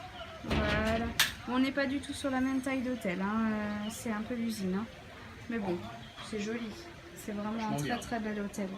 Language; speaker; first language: French; native; French